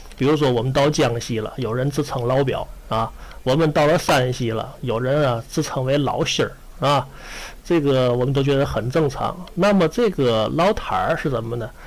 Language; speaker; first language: Chinese; native; Chinese